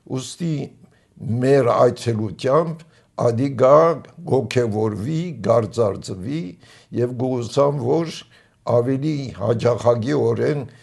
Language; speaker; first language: Armenian; native; Armenian